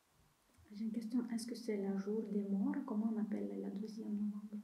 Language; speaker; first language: French; non-native, fluent; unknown